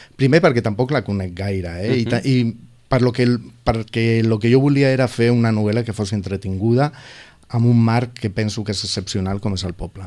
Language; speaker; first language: Catalan; non-native, local second language; Spanish